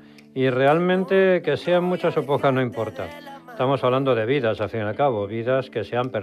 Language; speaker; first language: Spanish; native; Spanish